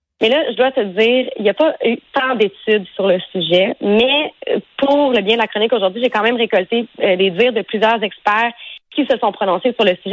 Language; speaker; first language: French; native; French